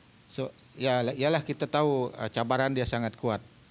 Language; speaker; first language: Malay; non-native, local second language; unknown